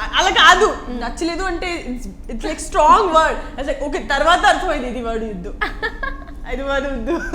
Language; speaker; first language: Telugu; non-native, learner; Gujarati